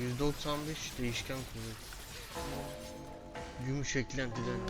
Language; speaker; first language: Turkish; native; Turkish